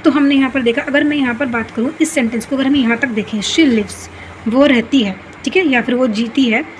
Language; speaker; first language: Hindi; native; Hindi